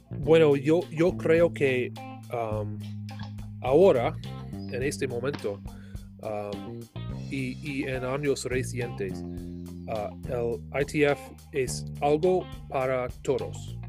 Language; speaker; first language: Spanish; non-native, learner; English